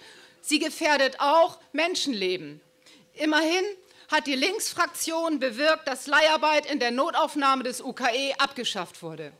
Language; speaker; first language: German; native; German